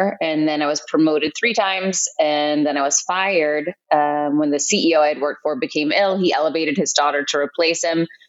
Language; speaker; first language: English; native; English